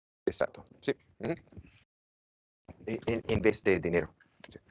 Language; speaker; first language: Spanish; non-native, fluent; English